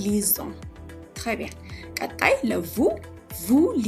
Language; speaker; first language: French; non-native, fluent; Amharic